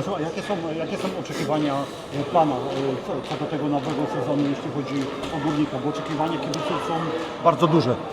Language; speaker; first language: Polish; native; Polish